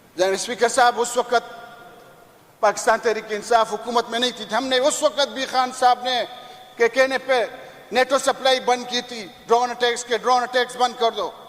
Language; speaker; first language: Urdu; non-native, local second language; Pashto